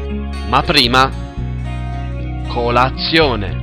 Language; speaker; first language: Italian; native; Italian